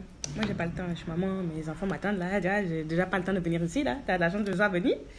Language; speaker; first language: French; native; French